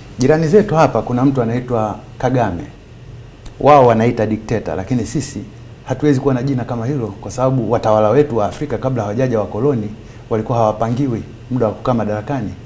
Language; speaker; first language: Swahili; native; Swahili